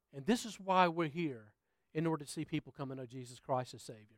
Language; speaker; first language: English; native; English